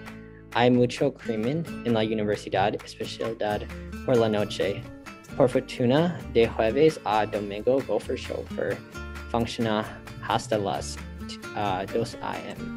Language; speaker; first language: Spanish; non-native, learner; English